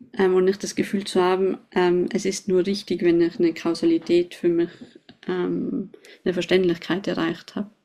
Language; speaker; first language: German; native; German